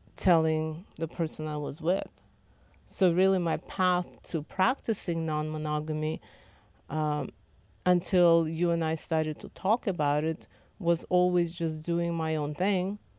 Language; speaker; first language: English; non-native, fluent; Lithuanian